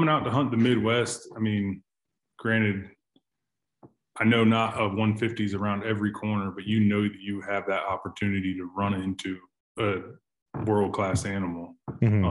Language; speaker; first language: English; native; English